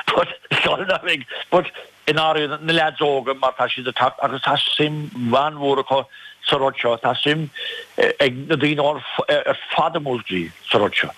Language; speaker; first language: Irish; native; Irish